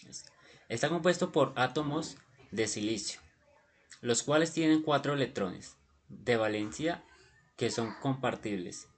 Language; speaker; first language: Spanish; native; Spanish